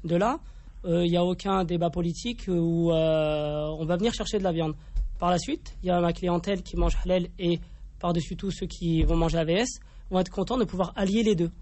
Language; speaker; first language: French; native; French